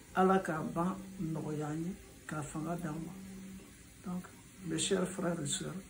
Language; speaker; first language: French; non-native, local second language; Bambara